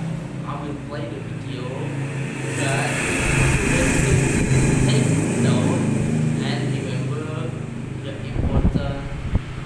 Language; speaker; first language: English; non-native, learner; Indonesian